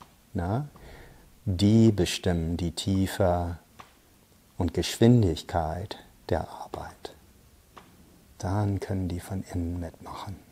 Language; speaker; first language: German; non-native, fluent; English